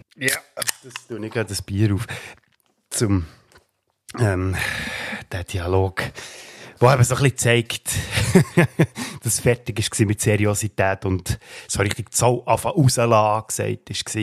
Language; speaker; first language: German; native; German